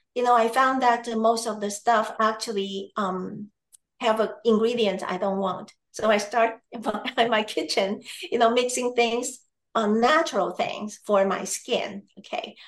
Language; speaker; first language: English; non-native, fluent; Chinese